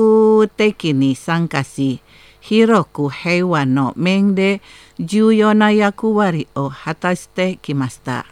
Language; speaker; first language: Japanese; non-native, fluent; Indonesian